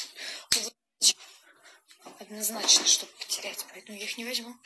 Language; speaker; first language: Russian; native; Russian